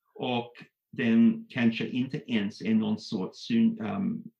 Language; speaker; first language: Swedish; non-native, fluent; English